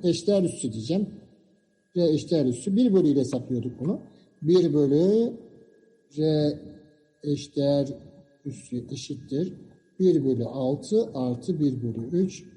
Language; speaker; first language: Turkish; native; Turkish